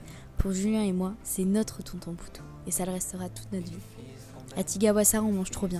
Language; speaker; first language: French; native; French